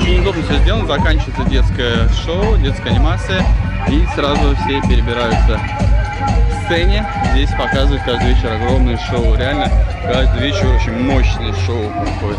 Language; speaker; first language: Russian; native; Russian